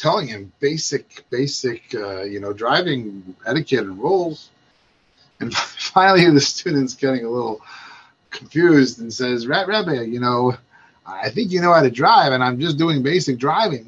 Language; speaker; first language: English; native; English